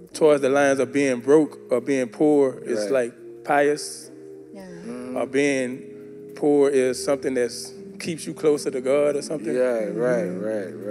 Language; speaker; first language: English; native; English